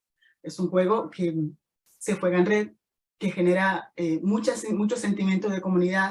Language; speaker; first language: Spanish; native; Spanish